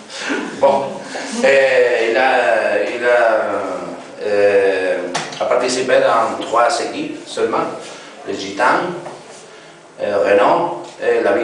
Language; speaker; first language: French; non-native, learner; Spanish